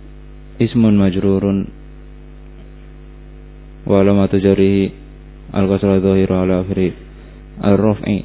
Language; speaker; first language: Arabic; non-native, learner; Indonesian